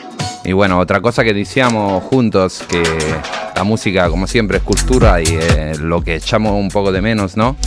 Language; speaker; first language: Spanish; non-native, fluent; Italian